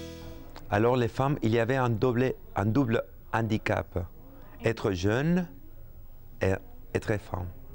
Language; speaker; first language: French; non-native, fluent; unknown